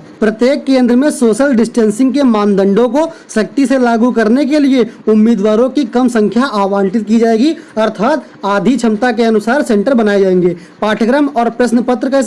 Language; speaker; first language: Hindi; native; Hindi